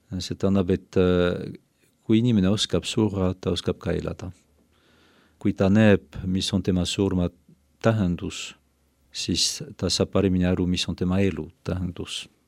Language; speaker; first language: Estonian; non-native, fluent; French